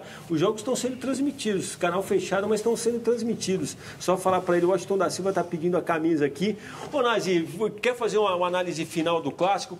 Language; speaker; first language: Portuguese; native; Portuguese